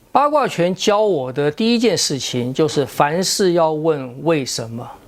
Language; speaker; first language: Chinese; native; Chinese